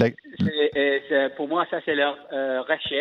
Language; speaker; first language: French; non-native, learner; English